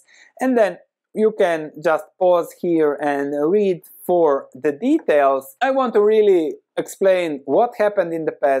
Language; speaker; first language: English; non-native, fluent; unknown